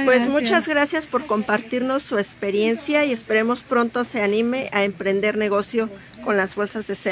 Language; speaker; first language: Spanish; native; Spanish